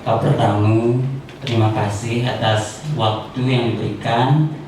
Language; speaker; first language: Indonesian; non-native, local second language; Balinese